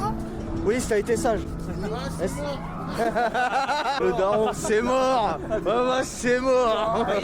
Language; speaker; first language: French; native; French